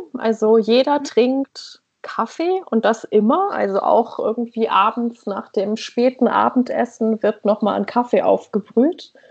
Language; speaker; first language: German; native; German